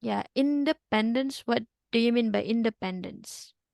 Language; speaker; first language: English; non-native, fluent; Indonesian